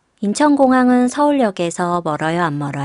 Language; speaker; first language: Chinese; non-native, fluent; Korean